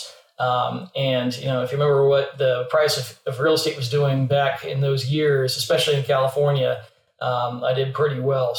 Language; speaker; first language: English; native; English